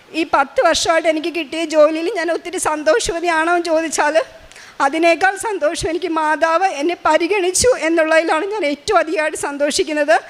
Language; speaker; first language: Malayalam; native; Malayalam